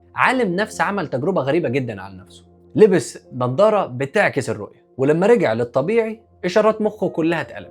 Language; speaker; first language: Arabic; native; Arabic